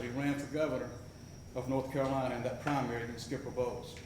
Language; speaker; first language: English; native; English